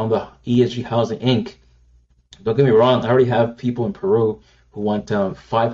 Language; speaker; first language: English; native; English